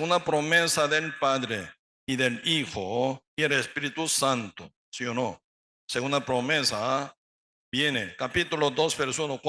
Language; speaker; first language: Spanish; non-native, learner; Korean